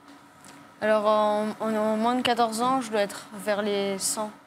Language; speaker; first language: French; native; French